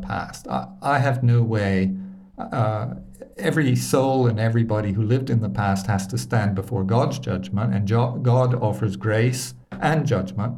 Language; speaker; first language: English; native; English